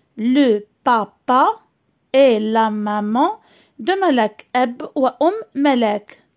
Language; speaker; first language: French; non-native, local second language; Arabic